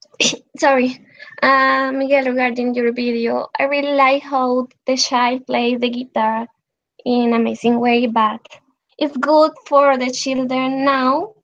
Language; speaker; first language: English; non-native, learner; Spanish